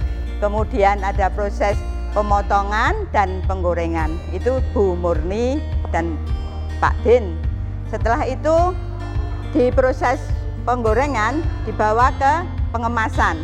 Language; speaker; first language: Indonesian; non-native, local second language; Javanese